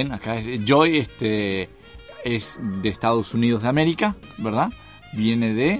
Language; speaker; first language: Spanish; native; Spanish